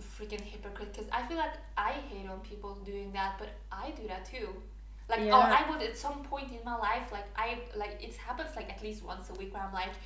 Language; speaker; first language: English; non-native, fluent; Norwegian